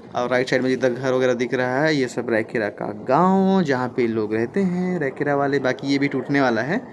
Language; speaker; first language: Hindi; native; Hindi